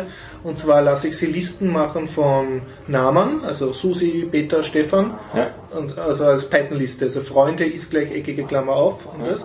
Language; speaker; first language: German; native; German